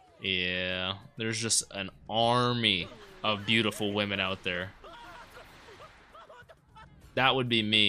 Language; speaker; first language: English; native; English